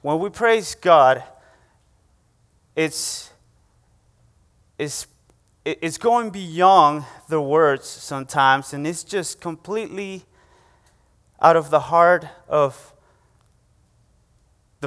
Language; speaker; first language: English; non-native, fluent; Spanish